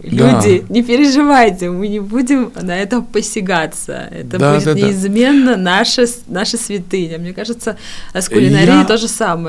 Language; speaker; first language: Russian; non-native, fluent; Georgian